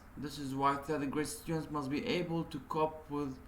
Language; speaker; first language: English; non-native, fluent; Arabic